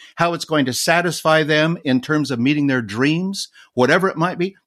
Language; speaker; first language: English; native; English